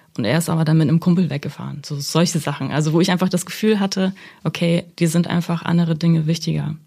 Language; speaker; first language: German; early bilingual, other home language; Russian